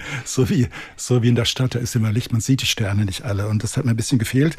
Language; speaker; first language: German; native; German